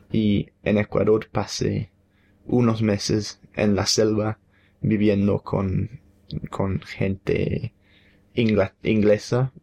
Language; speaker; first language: Spanish; non-native, fluent; English